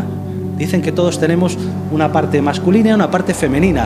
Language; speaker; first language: Spanish; native; Spanish